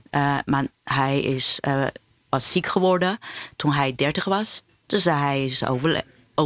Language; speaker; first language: Dutch; non-native, fluent; Chinese